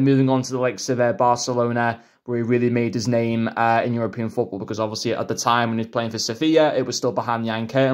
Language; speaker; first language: English; native; English